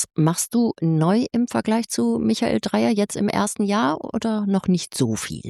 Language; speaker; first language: German; native; German